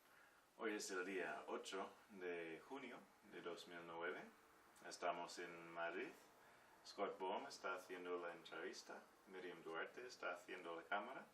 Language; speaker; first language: Spanish; non-native, fluent; English